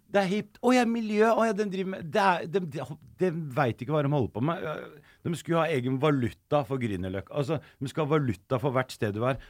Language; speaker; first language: Norwegian; early bilingual, other home language; Arabic